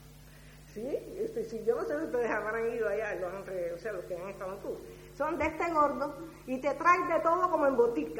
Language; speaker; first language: Spanish; native; Spanish